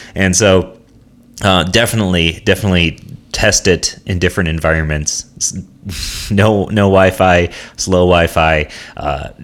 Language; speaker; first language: English; native; English